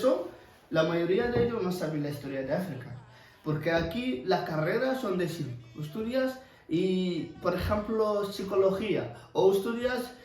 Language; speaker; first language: Spanish; non-native, learner; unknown